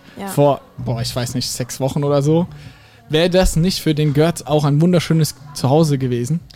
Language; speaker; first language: German; native; German